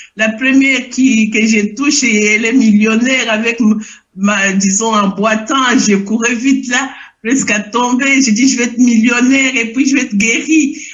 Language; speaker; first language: French; non-native, local second language; Lingala